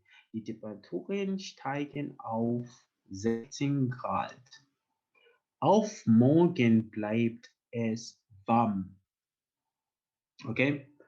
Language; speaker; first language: German; non-native, learner; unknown